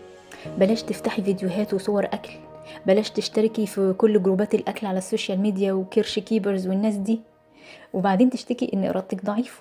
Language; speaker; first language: Arabic; native; Arabic